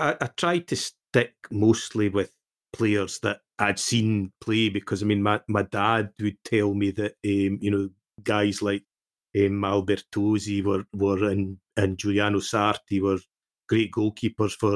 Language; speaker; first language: English; native; English